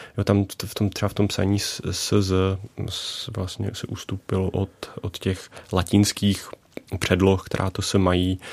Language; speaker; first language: Czech; native; Czech